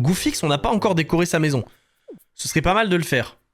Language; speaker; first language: French; native; French